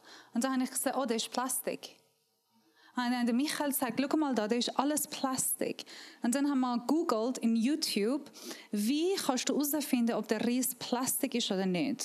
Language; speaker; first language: German; non-native, learner; Persian